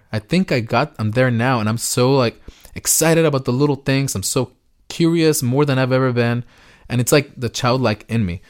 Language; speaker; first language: English; early bilingual, other home language; Spanish